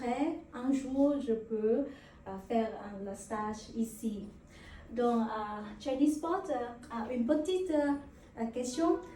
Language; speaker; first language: French; non-native, learner; Vietnamese